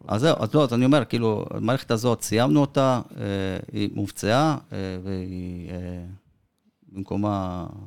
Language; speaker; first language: Hebrew; early bilingual, other home language; Spanish